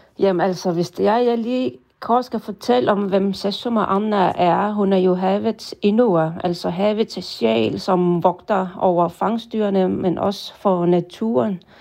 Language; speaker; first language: Danish; non-native, local second language; Kalaallisut